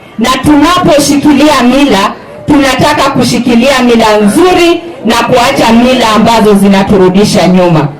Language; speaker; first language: Swahili; non-native, local second language; Masai